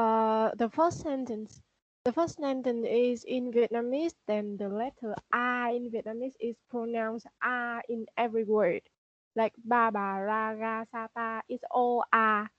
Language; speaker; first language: English; non-native, learner; Vietnamese